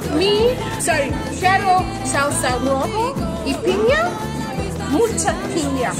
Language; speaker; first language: Spanish; non-native, learner; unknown